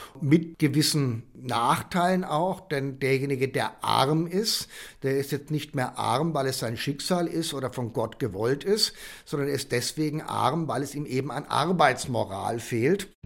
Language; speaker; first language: German; native; German